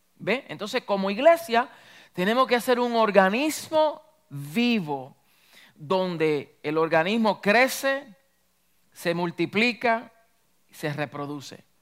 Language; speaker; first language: Spanish; early bilingual, heritage; Spanish